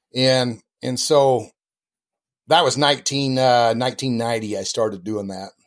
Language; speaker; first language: English; native; English